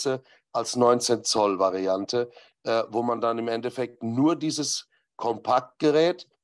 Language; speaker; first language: German; native; German